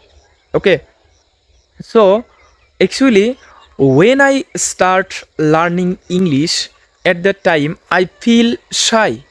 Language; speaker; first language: English; non-native, learner; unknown